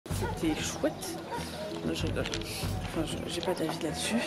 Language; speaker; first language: French; native; French